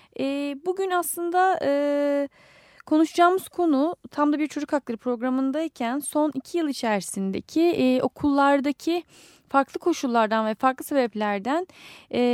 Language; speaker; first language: Turkish; native; Turkish